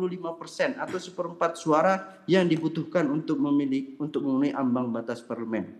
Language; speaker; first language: Indonesian; native; Indonesian